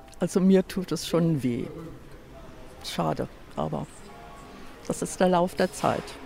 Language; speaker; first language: German; native; German